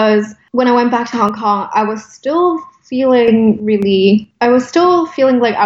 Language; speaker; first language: English; native; English